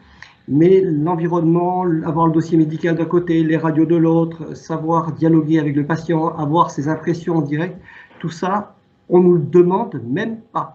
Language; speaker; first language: French; native; French